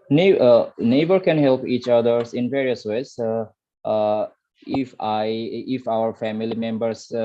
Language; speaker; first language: English; non-native, learner; Bangla